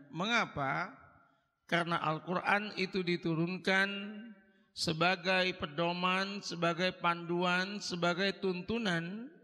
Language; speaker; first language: Indonesian; non-native, local second language; Madurese